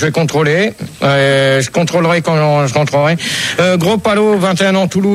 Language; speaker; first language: French; native; French